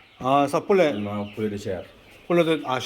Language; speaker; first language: French; non-native, learner; Korean